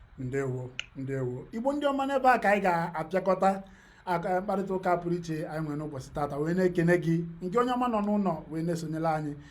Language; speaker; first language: Igbo; native; Igbo